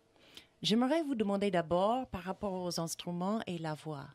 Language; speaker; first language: French; non-native, fluent; English